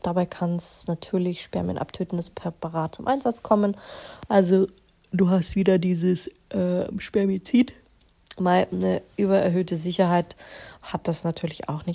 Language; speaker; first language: German; native; German